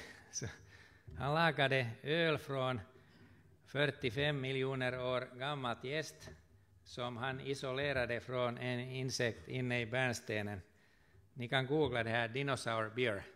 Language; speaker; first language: Swedish; non-native, fluent; Finnish